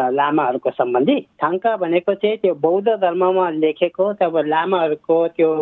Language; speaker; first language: Nepali; non-native, local second language; Sherpa